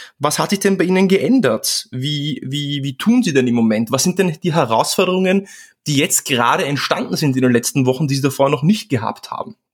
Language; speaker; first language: German; early bilingual, other home language; Czech